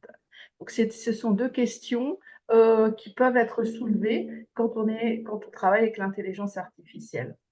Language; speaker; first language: French; native; French